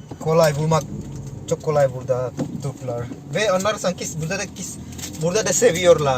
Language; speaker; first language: Turkish; non-native, learner; Indonesian